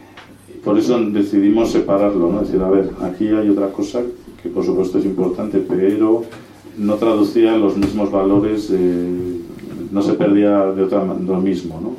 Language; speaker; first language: Spanish; native; Spanish